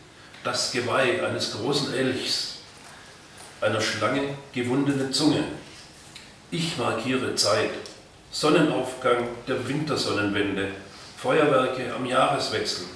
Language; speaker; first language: German; native; German